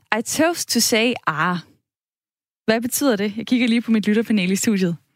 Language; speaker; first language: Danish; native; Danish